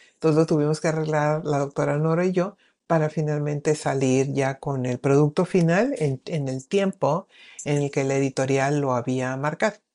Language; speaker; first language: Spanish; native; Spanish